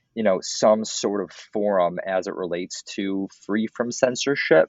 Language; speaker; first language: English; native; English